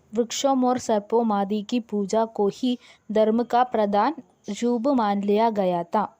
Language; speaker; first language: Hindi; non-native, local second language; Malayalam